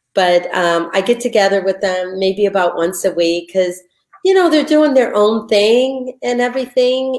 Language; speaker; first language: English; native; English